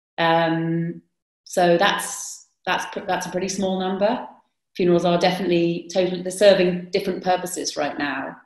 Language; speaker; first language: English; native; English